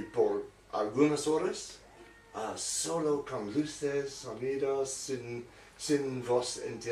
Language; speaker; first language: Spanish; non-native, learner; English